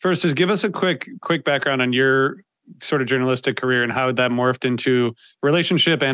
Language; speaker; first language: English; native; English